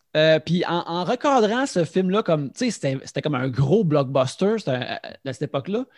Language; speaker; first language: French; native; French